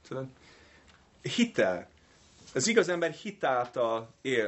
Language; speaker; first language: Hungarian; non-native, fluent; English